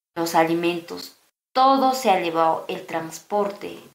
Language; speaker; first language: Spanish; native; Spanish